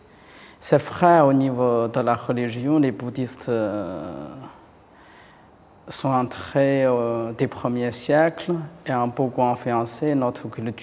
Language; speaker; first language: French; non-native, fluent; Chinese